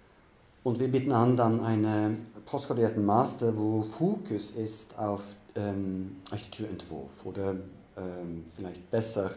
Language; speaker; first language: German; non-native, fluent; Norwegian